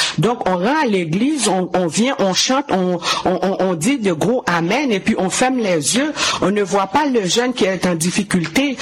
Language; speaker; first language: French; non-native, local second language; Haitian Creole